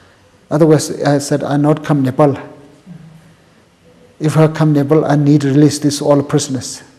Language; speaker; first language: English; non-native, local second language; Tibetan